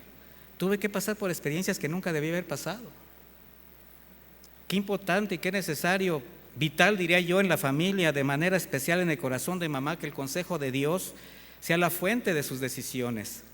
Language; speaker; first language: Spanish; native; Spanish